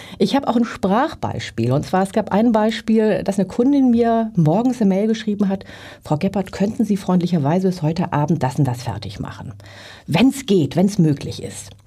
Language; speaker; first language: German; native; German